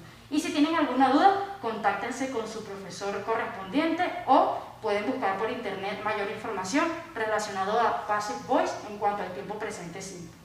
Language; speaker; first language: Spanish; native; Spanish